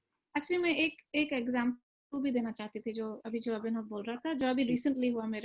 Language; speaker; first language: Hindi; early bilingual, other home language; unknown